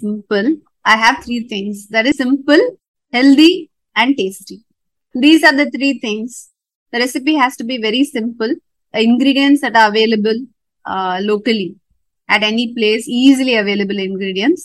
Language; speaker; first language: English; non-native, local second language; Tamil